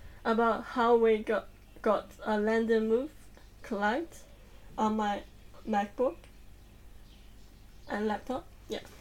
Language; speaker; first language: English; non-native, learner; Chinese